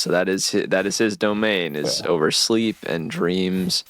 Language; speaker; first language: English; native; English